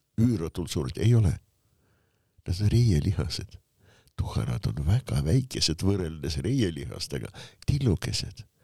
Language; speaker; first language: Estonian; non-native, local second language; Russian